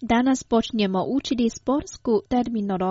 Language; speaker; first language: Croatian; non-native, fluent; Chinese